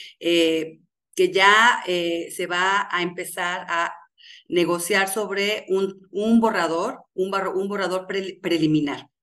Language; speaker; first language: Spanish; native; Spanish